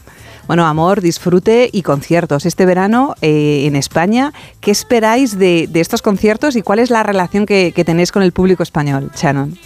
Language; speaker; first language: Spanish; native; Spanish